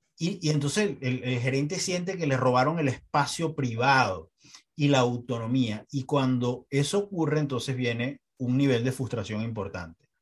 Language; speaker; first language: Spanish; native; Spanish